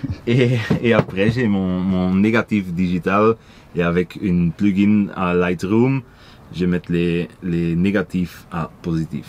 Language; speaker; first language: French; non-native, local second language; Dutch